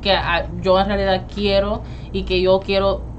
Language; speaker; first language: Spanish; early bilingual, heritage; Spanish